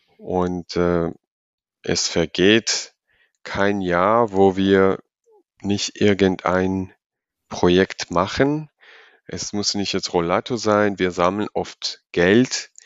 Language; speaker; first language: German; non-native, fluent; Georgian